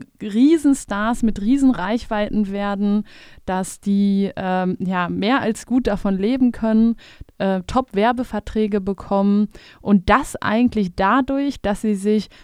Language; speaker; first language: German; native; German